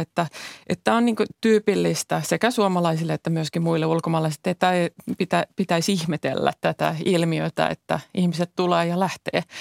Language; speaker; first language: Finnish; native; Finnish